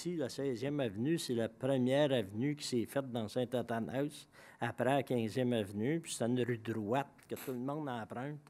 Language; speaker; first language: French; native; French